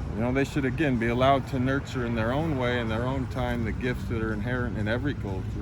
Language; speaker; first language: English; native; English